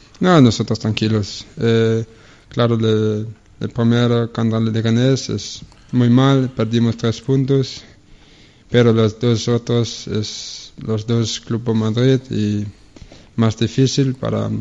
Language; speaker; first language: Spanish; non-native, learner; Danish